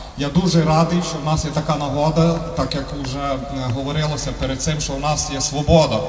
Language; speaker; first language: Ukrainian; native; Ukrainian